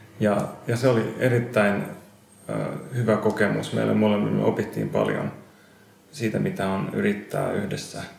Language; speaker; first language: Finnish; non-native, local second language; Swedish